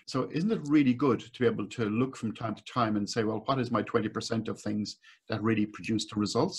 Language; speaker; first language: English; native; English